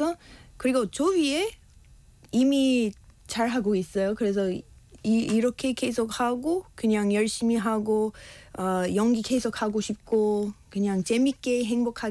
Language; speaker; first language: Korean; non-native, learner; English